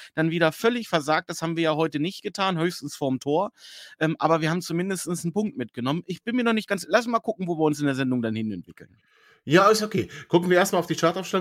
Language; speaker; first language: German; native; German